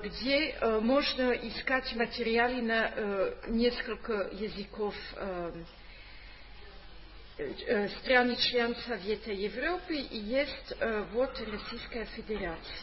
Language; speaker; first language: Russian; non-native, fluent; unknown